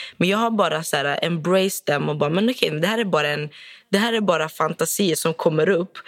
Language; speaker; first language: Swedish; early bilingual, other home language; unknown